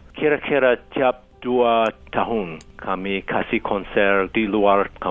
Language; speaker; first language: Indonesian; non-native, fluent; English